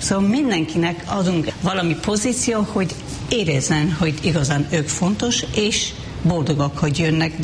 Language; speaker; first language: Hungarian; non-native, fluent; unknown